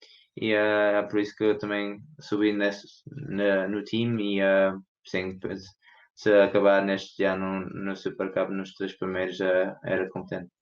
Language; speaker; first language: Portuguese; early bilingual, heritage; Portuguese